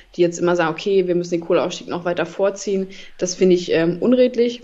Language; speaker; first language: German; native; German